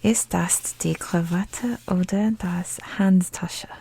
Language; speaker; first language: German; non-native, learner; English